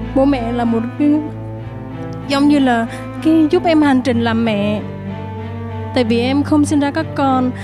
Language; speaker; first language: Vietnamese; non-native, local second language; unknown